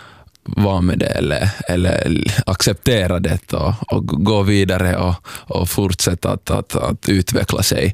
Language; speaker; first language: Swedish; non-native, local second language; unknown